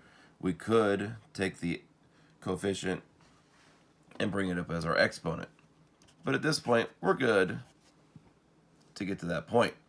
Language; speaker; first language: English; native; English